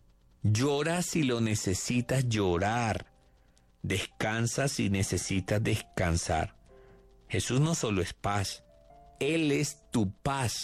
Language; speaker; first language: Spanish; native; Spanish